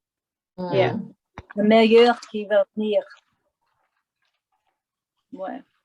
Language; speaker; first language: French; non-native, learner; English